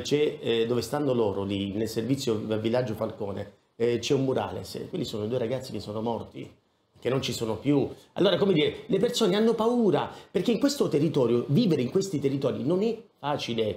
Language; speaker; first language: Italian; native; Italian